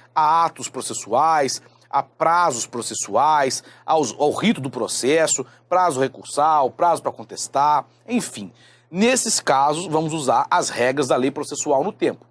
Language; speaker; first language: Portuguese; native; Portuguese